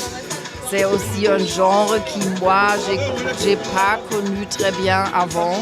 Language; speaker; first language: French; non-native, fluent; German